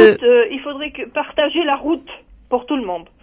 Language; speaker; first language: French; native; French